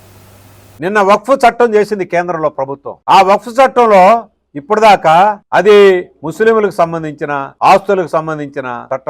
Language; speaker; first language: Telugu; native; Telugu